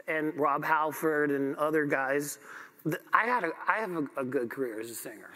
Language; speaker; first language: English; native; English